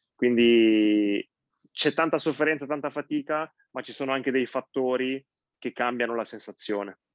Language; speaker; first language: Italian; native; Italian